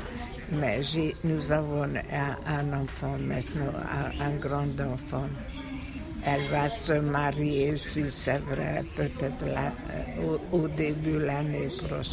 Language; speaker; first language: French; non-native, fluent; Hungarian